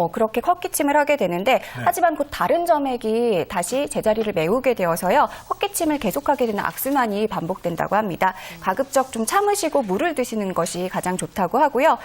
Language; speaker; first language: Korean; native; Korean